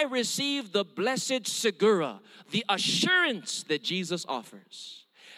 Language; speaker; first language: English; early bilingual, other home language; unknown